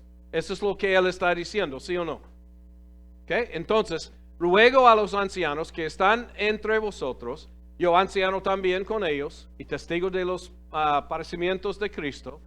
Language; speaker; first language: Spanish; non-native, fluent; English